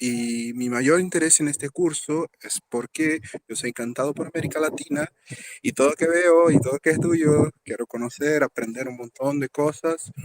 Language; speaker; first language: Spanish; non-native, fluent; Portuguese